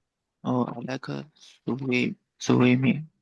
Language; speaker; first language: English; non-native, learner; Chinese